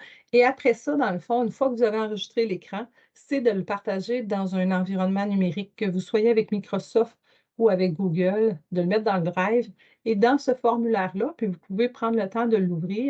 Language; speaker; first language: French; native; French